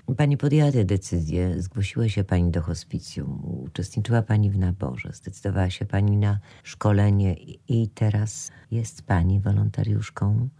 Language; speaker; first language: Polish; native; Polish